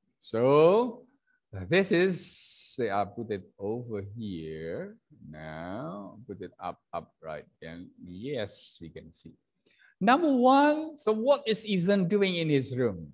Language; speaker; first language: English; non-native, fluent; Indonesian